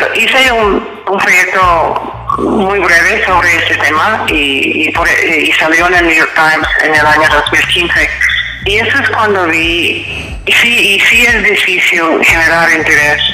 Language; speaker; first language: Spanish; non-native, fluent; English